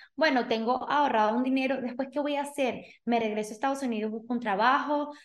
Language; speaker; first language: Spanish; early bilingual, other home language; Portuguese